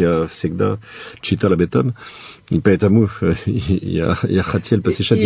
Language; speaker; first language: Russian; non-native, fluent; French